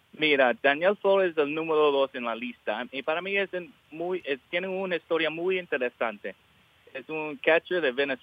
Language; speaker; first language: Spanish; early bilingual, heritage; English